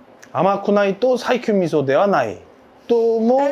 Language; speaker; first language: Japanese; non-native, learner; Korean